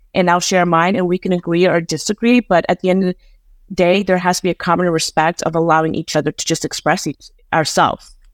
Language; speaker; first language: English; early bilingual, other home language; Persian